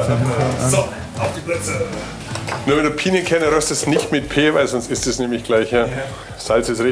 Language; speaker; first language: German; native; German